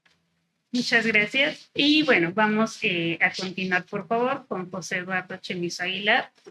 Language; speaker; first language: Spanish; native; Spanish